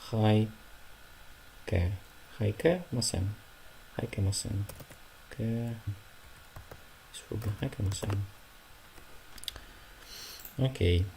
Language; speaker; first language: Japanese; non-native, learner; Ukrainian